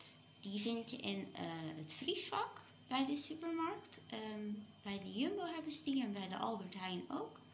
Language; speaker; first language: Dutch; native; Dutch